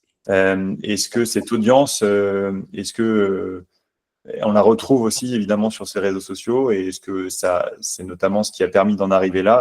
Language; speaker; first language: French; native; French